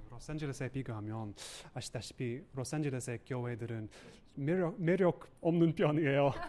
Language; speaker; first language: Korean; non-native, learner; English